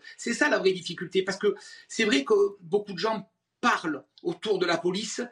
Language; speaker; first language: French; native; French